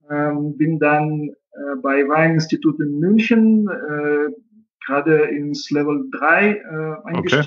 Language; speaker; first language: German; non-native, fluent; Russian